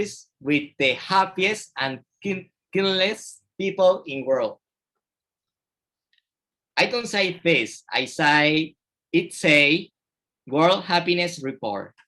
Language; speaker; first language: English; non-native, fluent; Spanish